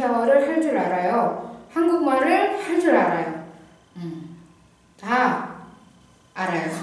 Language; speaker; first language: Korean; non-native, fluent; Indonesian